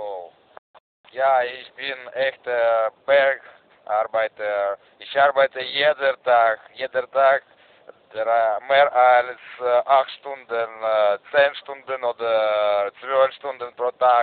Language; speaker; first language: German; non-native, learner; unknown